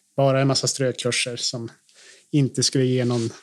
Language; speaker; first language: Swedish; native; Swedish